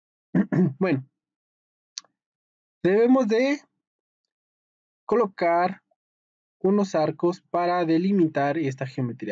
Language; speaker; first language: Spanish; native; Spanish